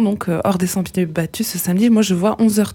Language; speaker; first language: French; native; French